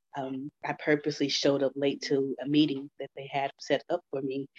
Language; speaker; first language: English; native; English